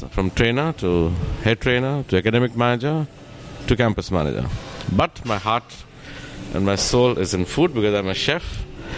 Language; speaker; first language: English; non-native, local second language; Hindi